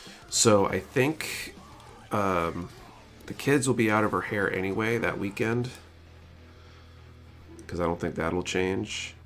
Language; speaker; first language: English; native; English